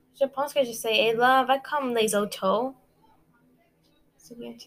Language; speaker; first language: French; non-native, learner; English